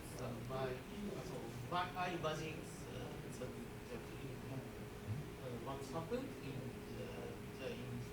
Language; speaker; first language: English; non-native, learner; Japanese